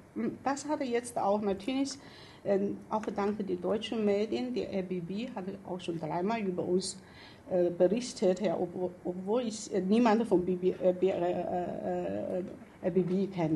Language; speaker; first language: German; non-native, fluent; Chinese